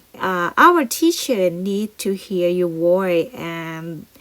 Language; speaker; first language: English; non-native, learner; Thai